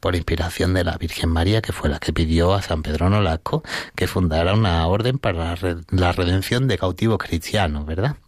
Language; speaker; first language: Spanish; native; Spanish